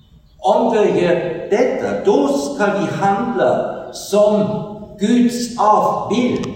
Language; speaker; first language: Swedish; non-native, fluent; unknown